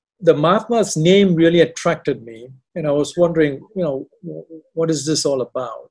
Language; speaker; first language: English; non-native, local second language; Tamil